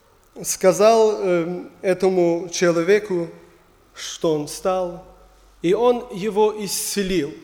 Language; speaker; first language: Russian; non-native, learner; German